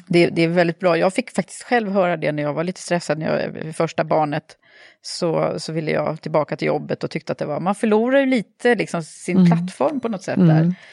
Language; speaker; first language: Swedish; native; Swedish